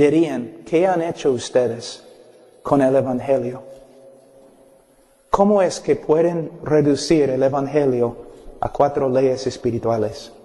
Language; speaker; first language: Spanish; non-native, fluent; English